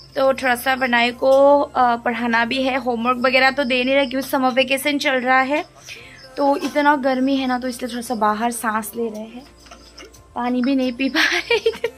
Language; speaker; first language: Hindi; non-native, local second language; Nepali